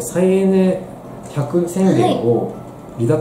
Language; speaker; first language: Japanese; native; Japanese